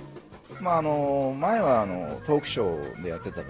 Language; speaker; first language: Japanese; native; Japanese